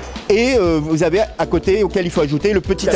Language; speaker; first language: French; native; French